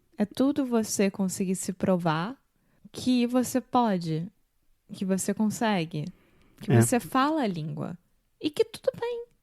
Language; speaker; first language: Portuguese; native; Portuguese